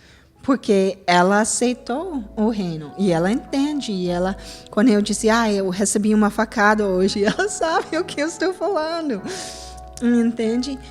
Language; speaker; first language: Portuguese; non-native, fluent; English